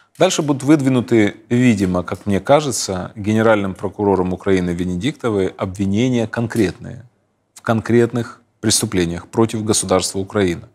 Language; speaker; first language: Russian; native; Russian